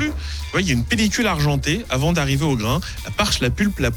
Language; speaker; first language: French; native; French